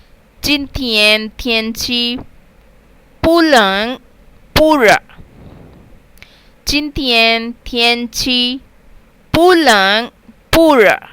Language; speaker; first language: Chinese; non-native, fluent; Urdu